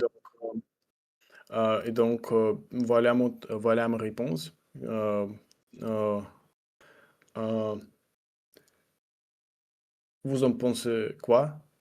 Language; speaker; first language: French; non-native, learner; Russian